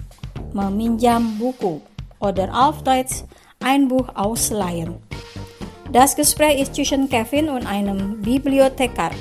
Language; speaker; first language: German; non-native, fluent; Indonesian